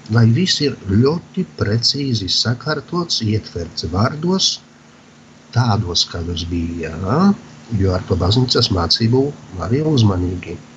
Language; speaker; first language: Latvian; non-native, fluent; Polish